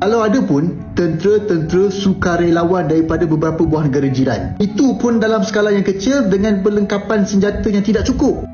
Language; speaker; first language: Malay; native; Malay